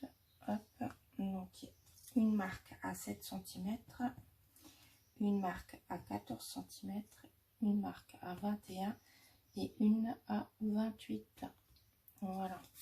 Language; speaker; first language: French; native; French